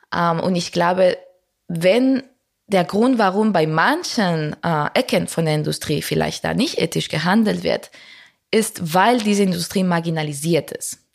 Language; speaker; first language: German; non-native, fluent; Spanish